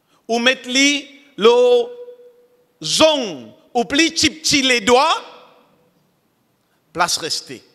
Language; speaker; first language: French; non-native, local second language; Morisyen